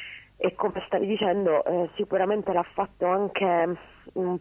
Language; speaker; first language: Italian; native; Italian